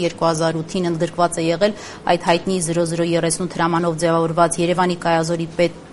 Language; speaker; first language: Armenian; native; Armenian